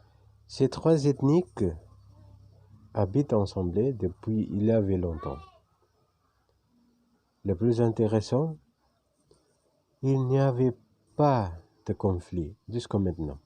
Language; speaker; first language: French; non-native, fluent; Indonesian